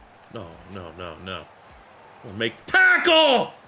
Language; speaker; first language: English; native; English